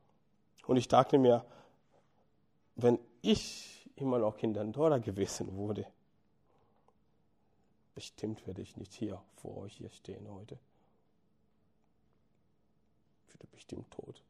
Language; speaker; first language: German; non-native, fluent; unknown